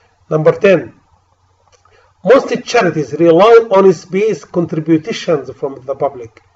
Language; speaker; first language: English; non-native, fluent; Arabic